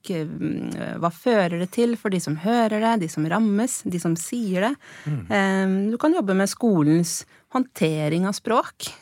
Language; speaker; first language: Norwegian; native; Norwegian